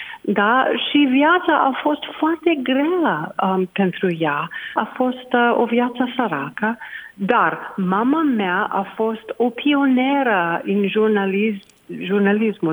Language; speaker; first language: Romanian; non-native, learner; English